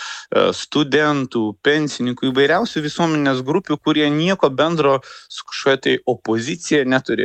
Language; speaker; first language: Lithuanian; native; Lithuanian